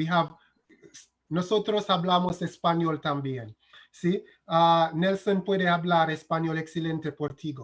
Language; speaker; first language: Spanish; non-native, learner; English